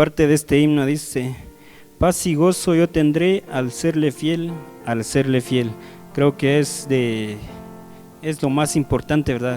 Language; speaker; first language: Spanish; native; Spanish